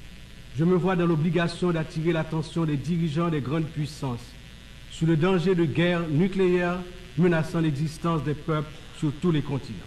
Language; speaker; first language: French; non-native, local second language; Haitian Creole